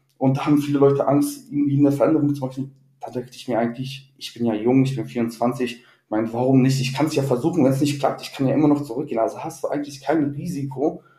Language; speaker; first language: German; native; German